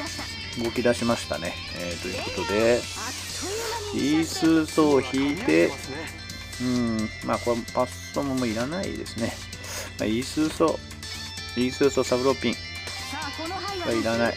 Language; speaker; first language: Japanese; native; Japanese